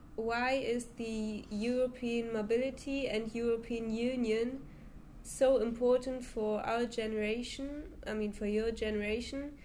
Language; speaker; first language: English; non-native, fluent; German